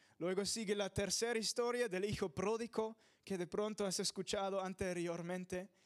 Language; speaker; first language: Spanish; non-native, fluent; English